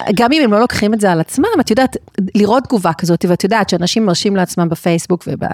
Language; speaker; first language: Hebrew; native; Hebrew